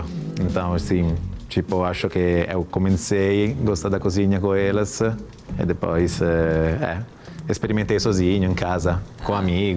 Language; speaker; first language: Portuguese; non-native, fluent; Italian